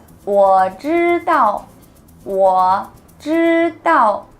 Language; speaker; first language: Chinese; non-native, fluent; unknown